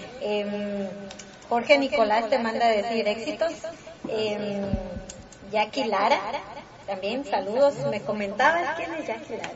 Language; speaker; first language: Spanish; native; Spanish